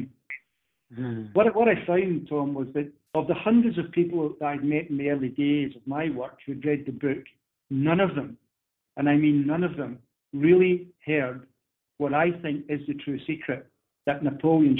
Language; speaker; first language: English; native; English